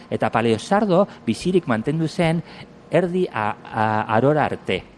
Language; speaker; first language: Basque; non-native, local second language; Spanish